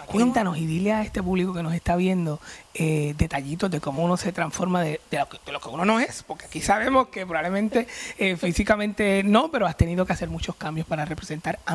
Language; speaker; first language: Spanish; native; Spanish